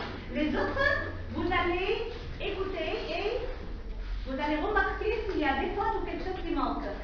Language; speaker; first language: French; non-native, local second language; Arabic